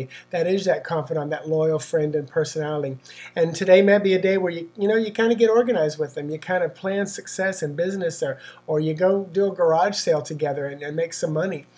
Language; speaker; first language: English; native; English